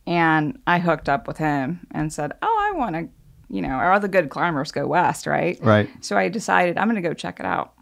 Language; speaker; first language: English; native; English